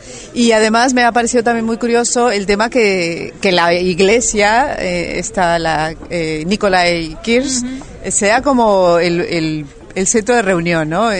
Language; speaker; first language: Spanish; native; Spanish